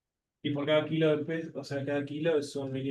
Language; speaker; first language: Spanish; native; Spanish